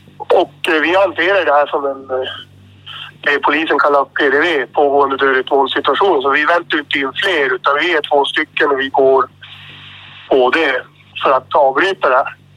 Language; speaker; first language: Swedish; native; Swedish